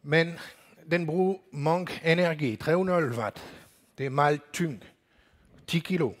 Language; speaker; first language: Danish; non-native, learner; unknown